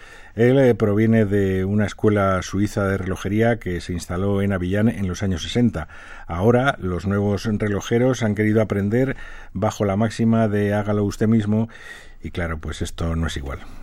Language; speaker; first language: Spanish; native; Spanish